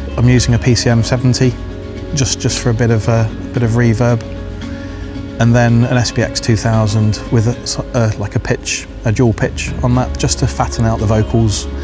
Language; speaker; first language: English; native; English